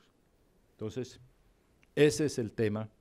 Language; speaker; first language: Spanish; native; Spanish